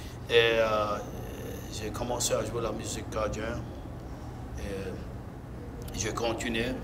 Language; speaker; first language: French; non-native, local second language; English